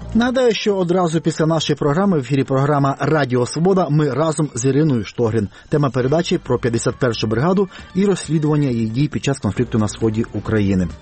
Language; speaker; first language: Ukrainian; native; Ukrainian